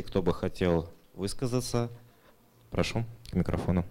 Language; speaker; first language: Russian; native; Russian